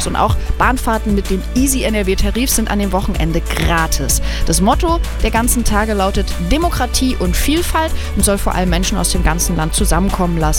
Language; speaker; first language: German; native; German